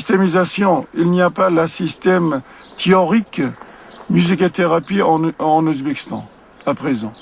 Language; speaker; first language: French; non-native, learner; Uzbek